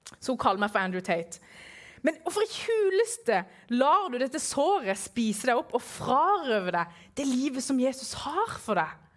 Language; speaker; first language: Norwegian; early bilingual, other home language; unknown